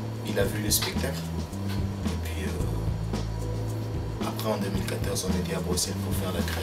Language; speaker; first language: French; non-native, local second language; Lingala